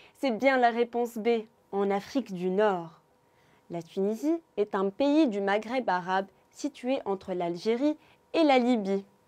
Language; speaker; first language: French; non-native, local second language; Arabic